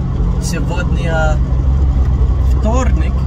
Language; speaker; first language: Russian; non-native, learner; English